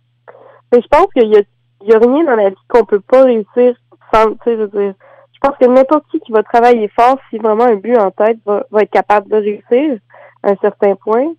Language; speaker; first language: French; native; French